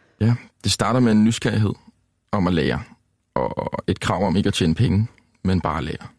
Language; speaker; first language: Danish; native; Danish